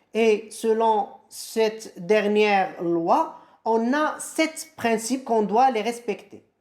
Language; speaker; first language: French; non-native, local second language; Arabic